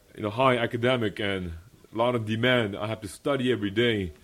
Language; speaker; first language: English; early bilingual, other home language; Korean